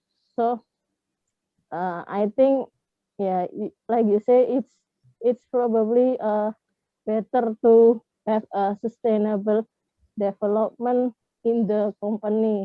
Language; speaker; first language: English; non-native, fluent; Indonesian